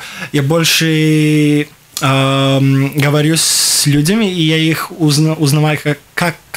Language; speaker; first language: Russian; non-native, local second language; Latvian